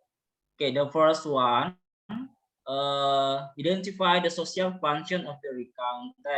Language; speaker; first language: English; non-native, learner; Indonesian